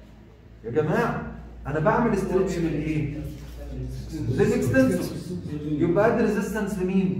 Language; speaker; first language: Arabic; native; Arabic